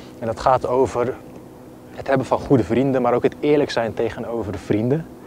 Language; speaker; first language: Dutch; early bilingual, other home language; Bosnian